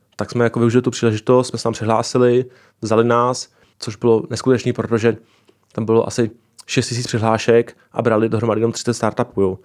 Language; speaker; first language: Czech; native; Czech